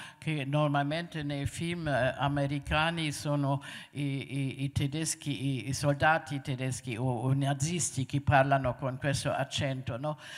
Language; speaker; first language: Italian; non-native, fluent; German